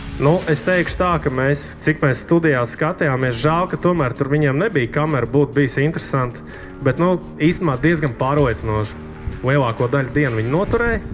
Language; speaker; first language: Latvian; native; Latvian